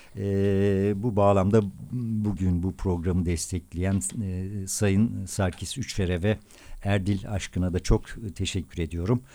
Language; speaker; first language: Turkish; native; Turkish